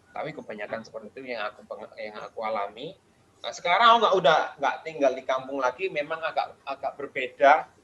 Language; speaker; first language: Indonesian; non-native, fluent; English